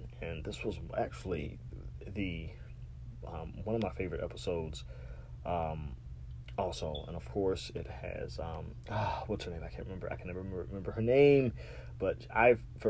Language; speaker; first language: English; native; English